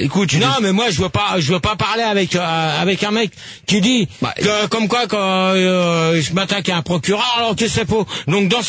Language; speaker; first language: French; native; French